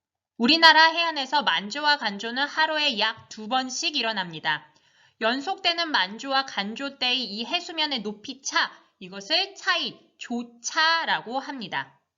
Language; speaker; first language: Korean; native; Korean